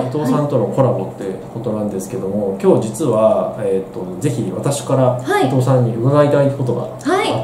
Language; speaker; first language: Japanese; native; Japanese